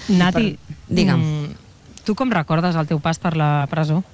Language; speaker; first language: Catalan; native; Catalan